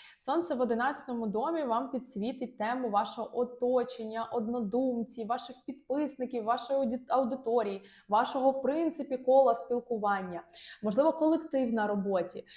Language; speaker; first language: Ukrainian; non-native, local second language; Russian